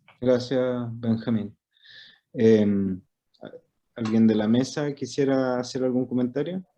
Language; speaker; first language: Spanish; native; Spanish